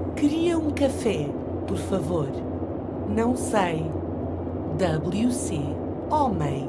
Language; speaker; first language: Portuguese; non-native, learner; English